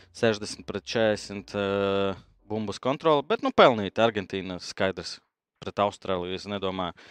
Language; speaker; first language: Latvian; native; Latvian